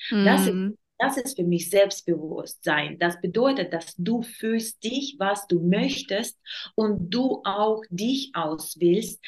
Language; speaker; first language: German; non-native, learner; Russian